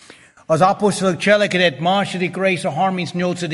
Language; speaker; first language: Hungarian; early bilingual, heritage; Hungarian